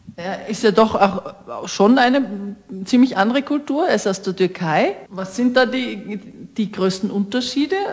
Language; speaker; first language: German; native; German